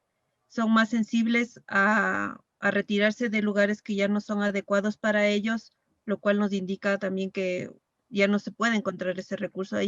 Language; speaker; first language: Spanish; native; Spanish